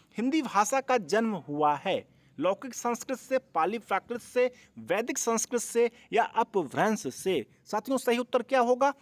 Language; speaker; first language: Hindi; native; Hindi